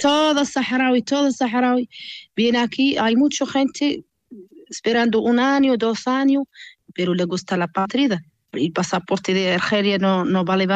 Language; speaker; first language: Spanish; non-native, learner; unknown